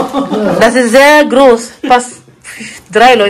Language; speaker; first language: German; non-native, learner; Cebuano